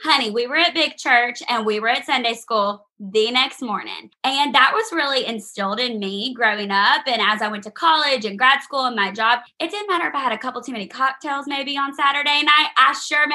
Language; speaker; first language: English; native; English